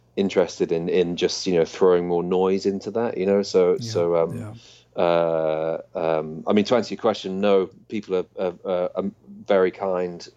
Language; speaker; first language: English; native; English